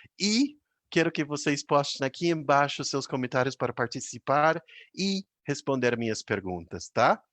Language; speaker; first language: Portuguese; non-native, fluent; English